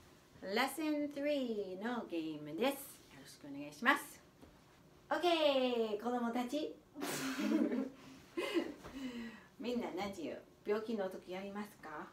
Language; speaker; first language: Japanese; non-native, fluent; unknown